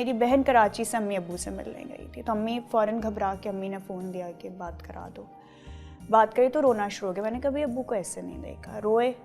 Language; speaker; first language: Urdu; native; Urdu